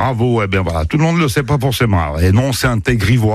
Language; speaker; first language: French; native; French